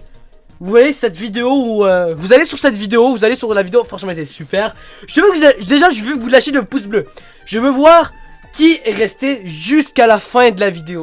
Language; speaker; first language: French; native; French